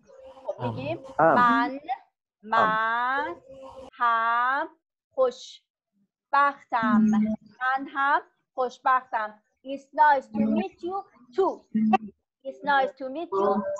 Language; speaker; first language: English; non-native, learner; Persian